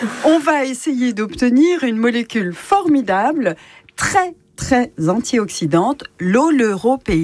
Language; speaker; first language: French; native; French